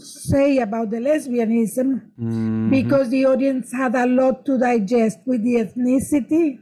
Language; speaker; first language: English; non-native, fluent; Spanish